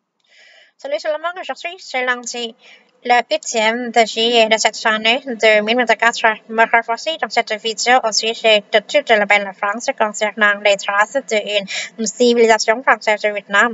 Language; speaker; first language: French; non-native, fluent; Vietnamese